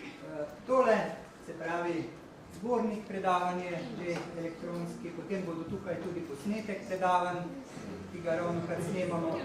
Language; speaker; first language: Slovenian; native; Slovenian